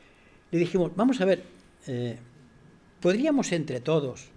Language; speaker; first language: Spanish; native; Spanish